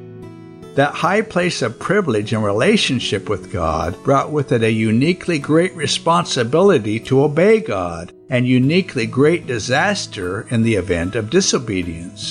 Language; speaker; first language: English; non-native, local second language; Yoruba